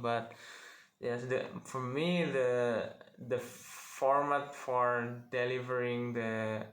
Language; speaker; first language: English; non-native, learner; Indonesian